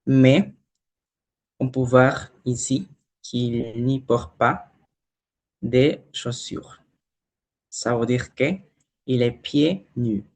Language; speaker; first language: French; non-native, learner; Spanish